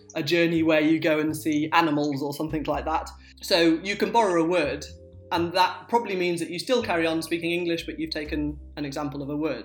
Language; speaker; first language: English; native; English